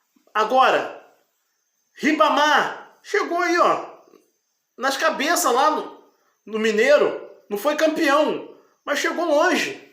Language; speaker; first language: Portuguese; native; Portuguese